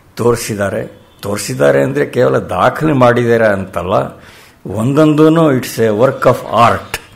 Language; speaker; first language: Kannada; native; Kannada